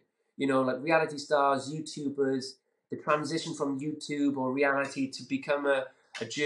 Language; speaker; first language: English; native; English